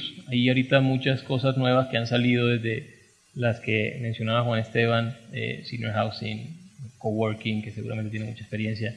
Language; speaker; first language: Spanish; native; Spanish